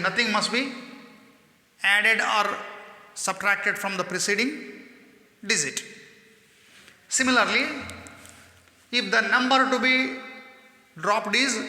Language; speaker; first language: English; non-native, local second language; Kannada